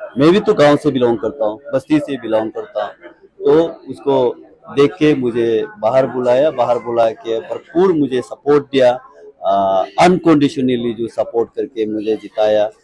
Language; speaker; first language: Hindi; non-native, local second language; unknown